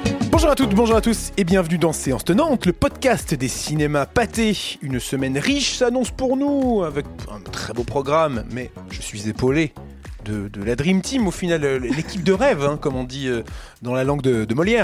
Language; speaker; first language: French; native; French